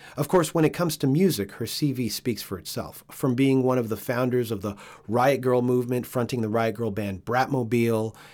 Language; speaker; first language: English; native; English